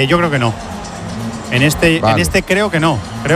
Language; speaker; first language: Spanish; native; Spanish